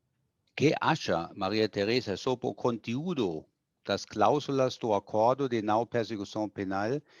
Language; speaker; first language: Portuguese; non-native, fluent; German